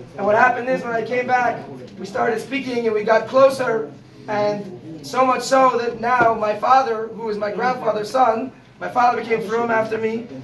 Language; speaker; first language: English; native; English